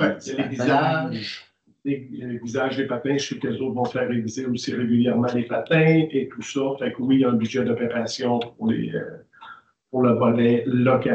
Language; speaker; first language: French; native; French